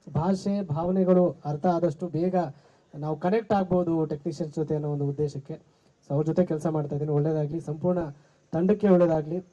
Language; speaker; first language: Kannada; native; Kannada